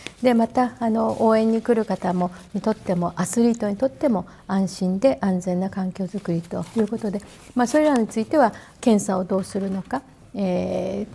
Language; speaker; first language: Japanese; native; Japanese